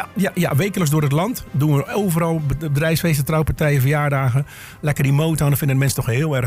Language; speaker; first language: Dutch; native; Dutch